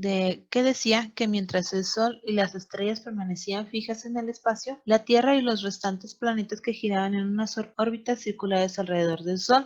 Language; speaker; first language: Spanish; native; Spanish